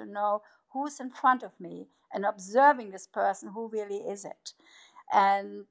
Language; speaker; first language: English; non-native, fluent; German